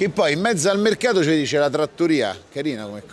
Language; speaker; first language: Italian; native; Italian